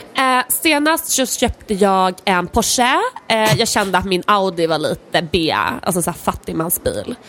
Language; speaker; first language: Swedish; early bilingual, other home language; Polish